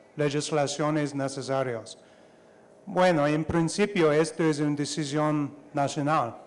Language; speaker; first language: Spanish; non-native, learner; English